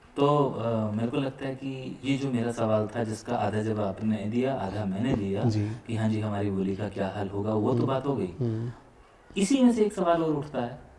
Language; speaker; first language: Hindi; non-native, local second language; Saraiki